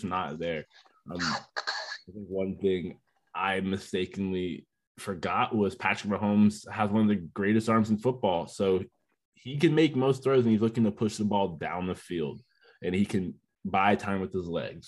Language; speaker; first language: English; native; English